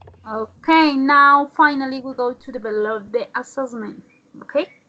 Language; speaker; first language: English; non-native, learner; Spanish